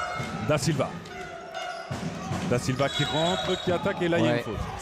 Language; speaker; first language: French; native; French